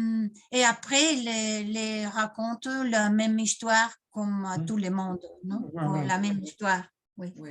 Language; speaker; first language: French; non-native, fluent; Spanish